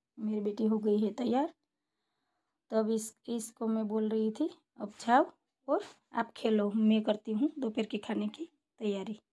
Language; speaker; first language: Hindi; non-native, local second language; Gujarati